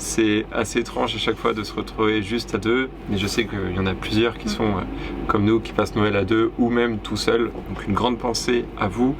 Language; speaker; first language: French; native; French